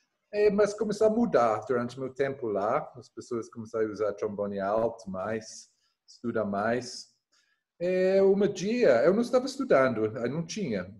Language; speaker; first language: Portuguese; non-native, learner; English